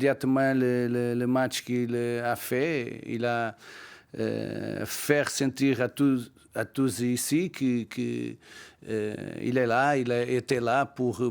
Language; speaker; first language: French; non-native, learner; Portuguese